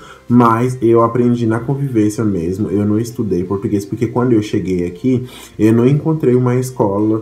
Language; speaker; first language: Portuguese; non-native, fluent; Haitian Creole